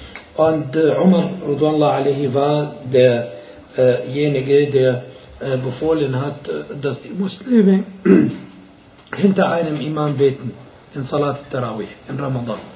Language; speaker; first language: German; non-native, fluent; Arabic